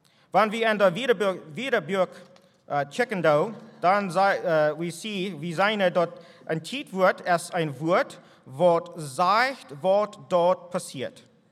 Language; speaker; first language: Dutch; non-native, learner; English